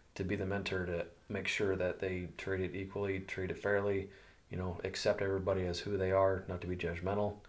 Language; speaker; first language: English; native; English